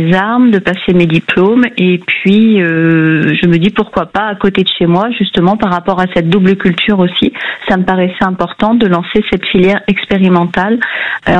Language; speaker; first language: French; native; French